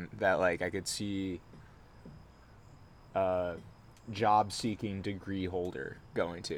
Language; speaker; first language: English; native; English